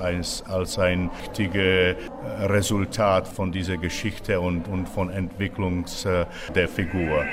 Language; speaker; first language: German; non-native, fluent; Czech